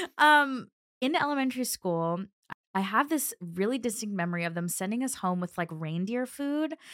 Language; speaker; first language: English; early bilingual, other home language; Telugu